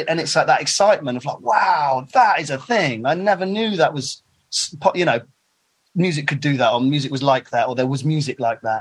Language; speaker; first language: English; native; English